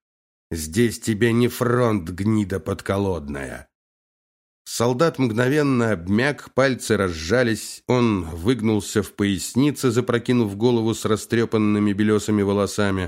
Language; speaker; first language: Russian; native; Russian